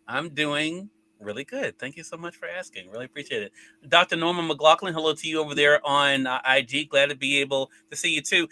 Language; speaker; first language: English; native; English